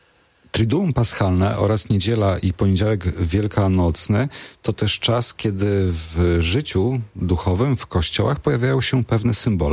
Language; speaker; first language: Polish; native; Polish